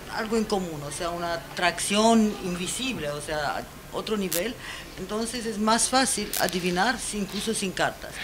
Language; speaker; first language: Spanish; non-native, fluent; Romanian